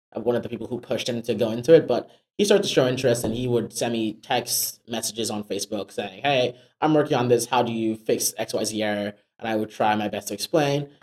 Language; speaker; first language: English; non-native, local second language; Yoruba